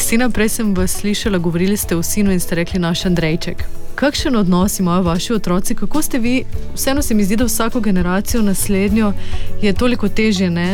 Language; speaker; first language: Slovenian; native; Slovenian